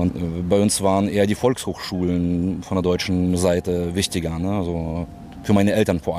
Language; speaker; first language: German; early bilingual, other home language; Russian